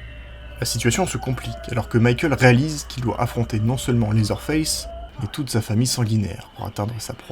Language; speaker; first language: French; native; French